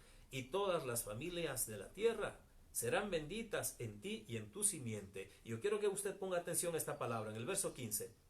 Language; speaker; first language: Spanish; native; Spanish